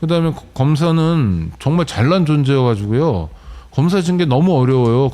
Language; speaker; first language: Korean; native; Korean